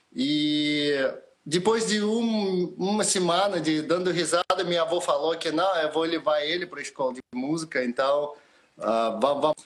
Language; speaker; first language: Portuguese; non-native, fluent; Russian